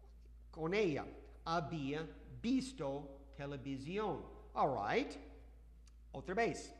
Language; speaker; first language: Spanish; non-native, learner; English